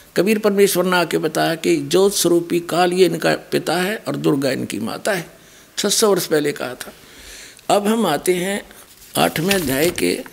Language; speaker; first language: Hindi; native; Hindi